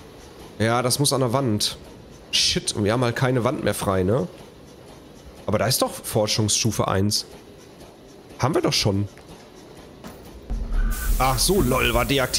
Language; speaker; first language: German; native; German